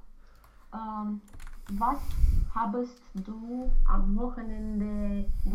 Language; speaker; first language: German; non-native, learner; Romanian